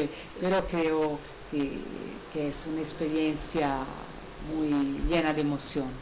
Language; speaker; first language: Spanish; non-native, learner; Italian